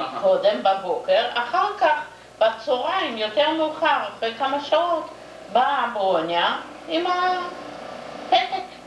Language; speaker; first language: Hebrew; non-native, fluent; Yiddish